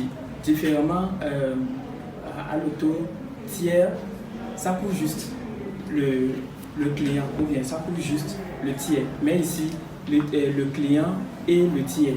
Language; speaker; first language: French; non-native, fluent; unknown